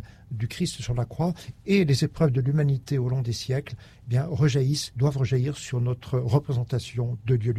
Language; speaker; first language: French; native; French